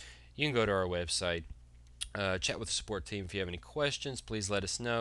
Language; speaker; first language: English; native; English